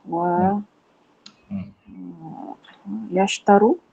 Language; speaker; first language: Arabic; non-native, learner; Malay